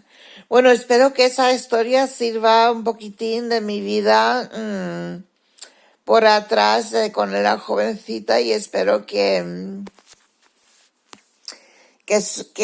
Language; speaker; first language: Spanish; early bilingual, heritage; Spanish